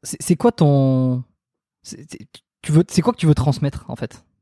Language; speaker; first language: French; native; French